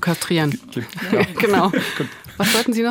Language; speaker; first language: German; native; German